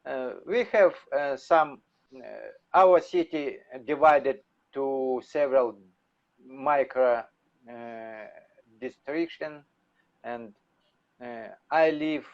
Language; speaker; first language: English; non-native, learner; Russian